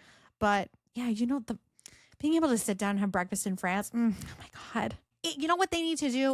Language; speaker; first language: English; native; English